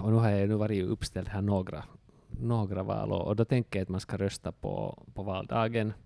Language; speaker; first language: Swedish; native; Swedish